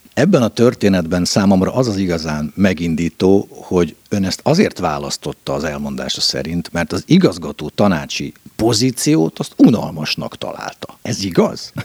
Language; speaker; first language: Hungarian; native; Hungarian